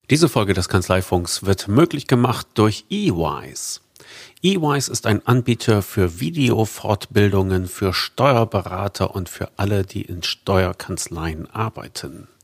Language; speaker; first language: German; native; German